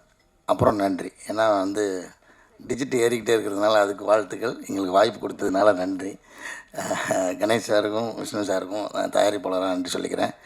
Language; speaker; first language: Tamil; native; Tamil